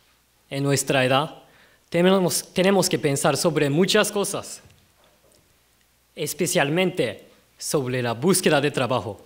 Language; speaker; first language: Spanish; non-native, fluent; Japanese